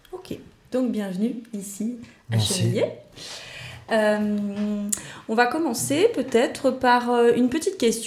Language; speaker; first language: French; native; French